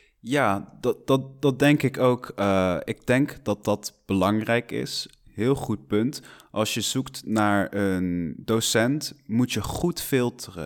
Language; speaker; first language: Dutch; non-native, fluent; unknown